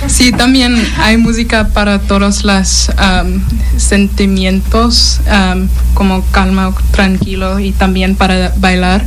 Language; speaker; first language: Spanish; non-native, learner; English